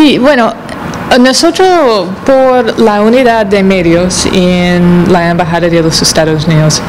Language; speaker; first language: Spanish; non-native, fluent; English